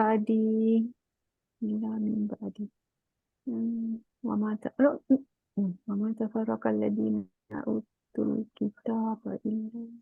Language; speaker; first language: Arabic; non-native, learner; Malay